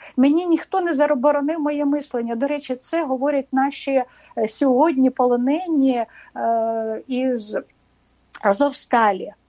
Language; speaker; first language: Ukrainian; non-native, local second language; Russian